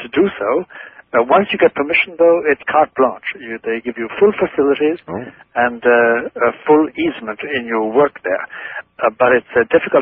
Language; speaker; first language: English; non-native, local second language; Irish